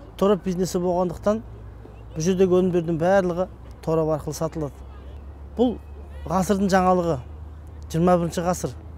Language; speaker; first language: Kazakh; early bilingual, heritage; Kazakh